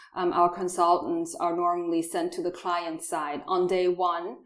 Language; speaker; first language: English; non-native, fluent; Chinese